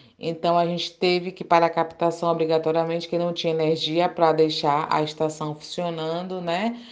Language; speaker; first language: Portuguese; native; Portuguese